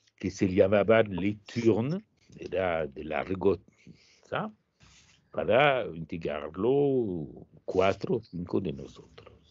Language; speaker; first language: Spanish; non-native, fluent; French